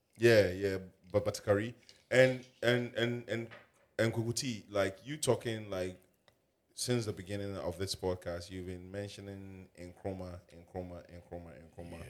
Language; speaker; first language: English; non-native, local second language; Akan